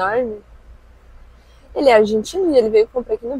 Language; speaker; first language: Portuguese; native; Portuguese